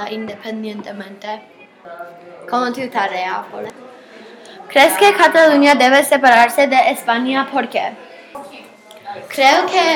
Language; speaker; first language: Spanish; non-native, learner; English